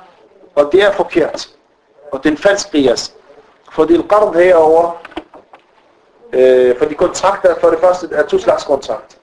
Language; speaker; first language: Danish; non-native, fluent; Arabic